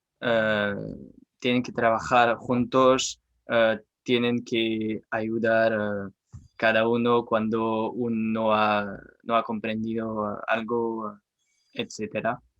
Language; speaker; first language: Spanish; non-native, learner; French